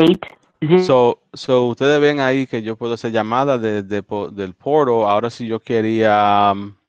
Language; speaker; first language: Spanish; early bilingual, heritage; Spanish